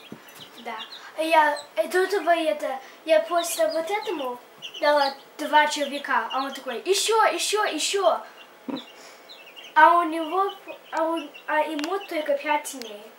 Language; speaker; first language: Russian; early bilingual, heritage; English